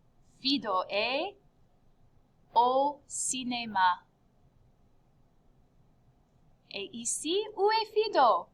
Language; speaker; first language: French; non-native, fluent; English